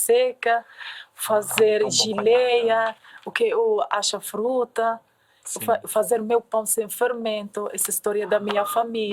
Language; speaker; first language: Portuguese; non-native, learner; Arabic